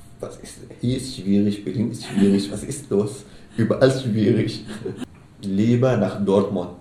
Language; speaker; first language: German; non-native, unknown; Arabic